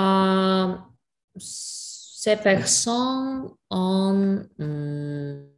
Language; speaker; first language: French; non-native, learner; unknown